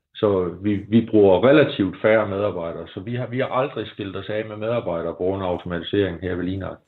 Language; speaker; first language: Danish; native; Danish